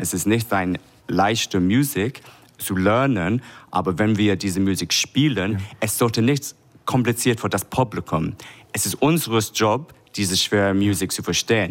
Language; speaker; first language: German; non-native, fluent; English